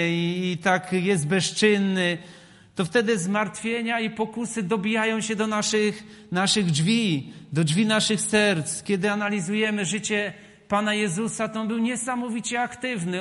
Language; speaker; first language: Polish; native; Polish